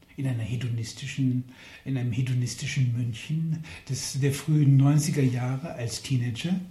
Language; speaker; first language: German; native; German